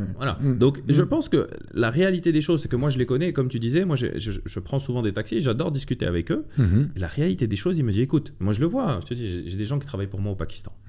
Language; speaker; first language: French; non-native, local second language; Arabic